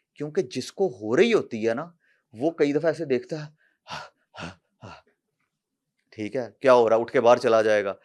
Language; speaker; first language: Urdu; non-native, local second language; Punjabi